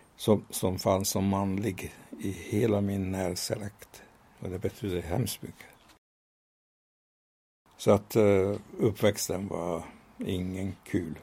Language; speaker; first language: Swedish; non-native, fluent; Hungarian